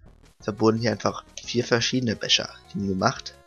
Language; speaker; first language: German; native; German